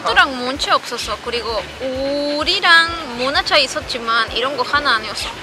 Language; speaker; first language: Korean; non-native, learner; Spanish